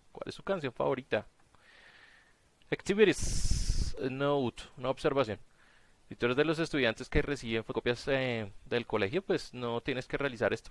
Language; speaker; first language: Spanish; native; Spanish